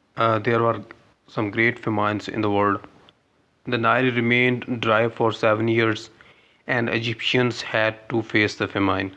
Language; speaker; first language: English; non-native, local second language; Urdu